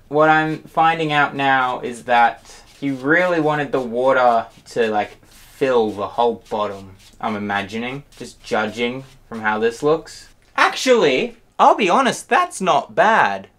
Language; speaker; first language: English; native; English